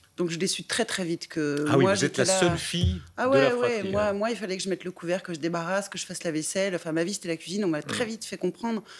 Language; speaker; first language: French; native; French